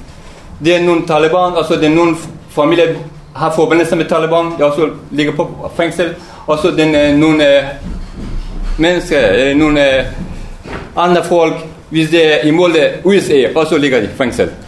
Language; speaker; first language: Danish; non-native, learner; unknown